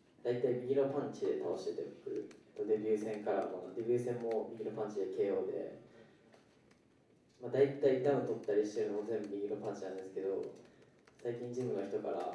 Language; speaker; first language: Japanese; native; Japanese